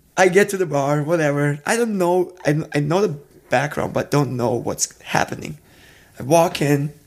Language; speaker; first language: English; non-native, fluent; Serbian